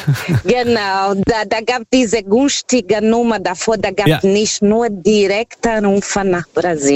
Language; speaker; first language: German; non-native, fluent; Portuguese